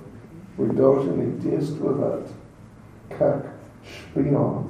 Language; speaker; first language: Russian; non-native, learner; English